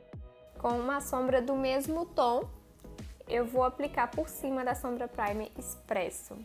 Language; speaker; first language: Portuguese; native; Portuguese